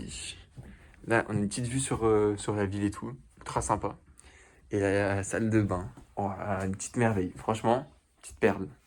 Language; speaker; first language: French; native; French